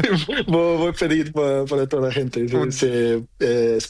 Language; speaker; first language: Spanish; non-native, learner; Portuguese